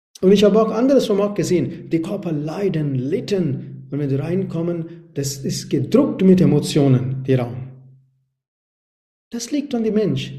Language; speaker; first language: German; non-native, learner; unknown